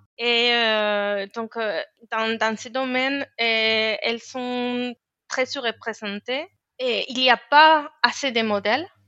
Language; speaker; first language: French; non-native, fluent; Spanish